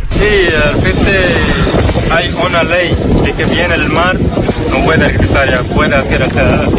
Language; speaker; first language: Spanish; non-native, learner; Arabic